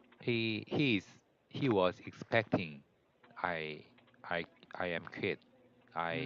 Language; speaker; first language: English; non-native, learner; Korean